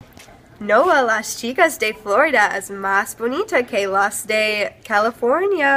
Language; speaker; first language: Spanish; non-native, learner; English